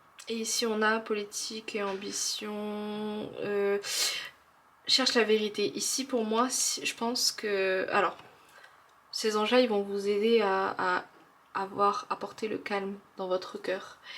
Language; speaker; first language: French; native; French